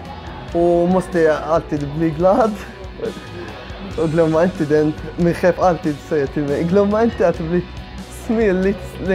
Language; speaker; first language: Swedish; non-native, learner; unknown